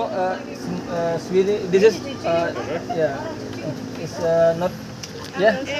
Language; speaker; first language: English; non-native, learner; Indonesian